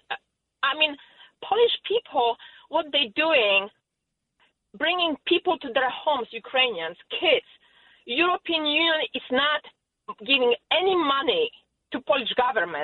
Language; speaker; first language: English; non-native, learner; Polish